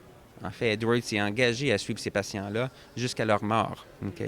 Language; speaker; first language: French; native; French